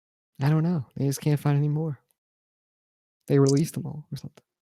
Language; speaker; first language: English; native; English